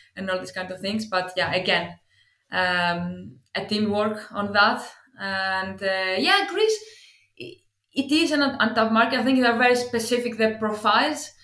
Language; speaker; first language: English; non-native, fluent; Greek